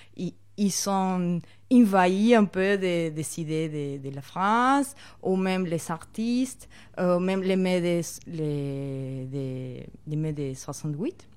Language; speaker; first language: French; non-native, fluent; Spanish